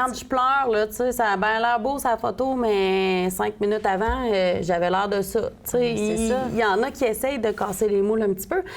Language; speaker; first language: French; native; French